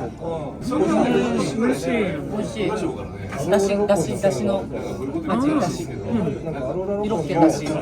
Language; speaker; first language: Japanese; non-native, learner; Korean